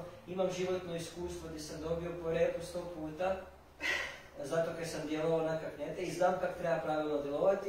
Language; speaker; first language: Croatian; native; Croatian